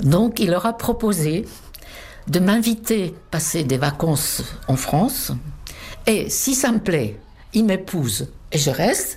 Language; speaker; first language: French; non-native, fluent; Czech